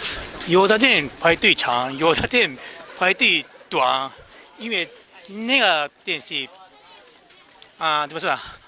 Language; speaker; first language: Chinese; non-native, learner; Japanese